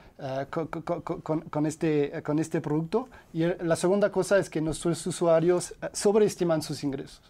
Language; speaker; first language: Spanish; non-native, fluent; French